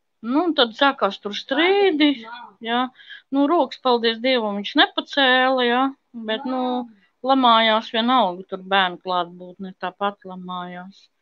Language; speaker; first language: Latvian; native; Latvian